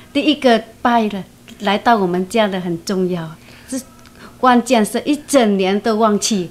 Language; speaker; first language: Chinese; non-native, fluent; Vietnamese